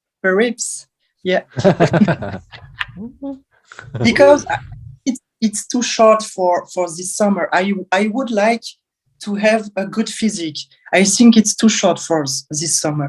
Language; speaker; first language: English; non-native, learner; French